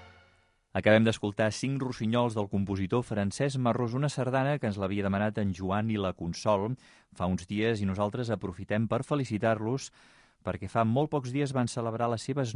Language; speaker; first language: Catalan; native; Catalan